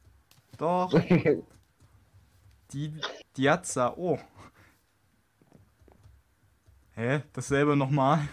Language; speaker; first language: German; native; German